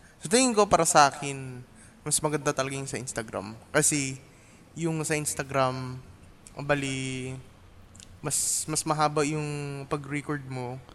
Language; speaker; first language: Filipino; non-native, local second language; Cebuano